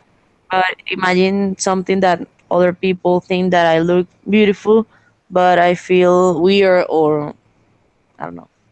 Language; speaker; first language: English; non-native, learner; Spanish